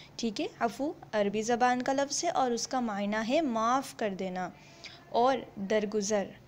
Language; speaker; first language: Urdu; native; Urdu